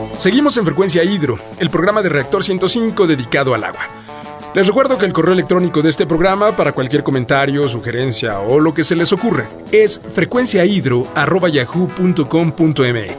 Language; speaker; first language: Spanish; native; Spanish